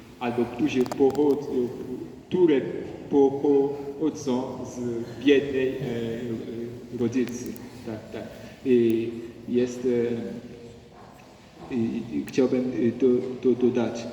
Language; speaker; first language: Polish; non-native, learner; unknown